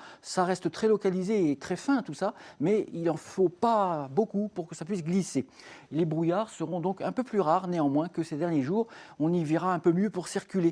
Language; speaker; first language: French; native; French